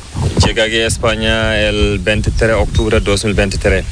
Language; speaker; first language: Spanish; non-native, learner; Fula